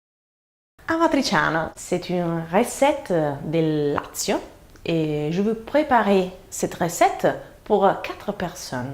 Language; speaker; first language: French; non-native, fluent; Italian